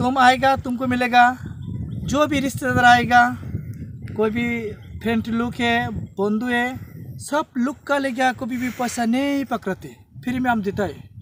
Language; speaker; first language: Hindi; non-native, learner; Bangla